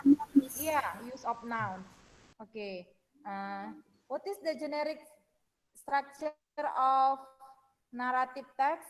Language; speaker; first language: English; non-native, learner; Indonesian